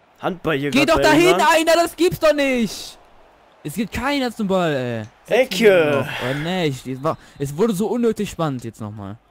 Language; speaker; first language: German; native; German